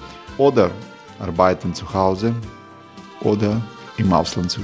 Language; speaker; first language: German; non-native, learner; Croatian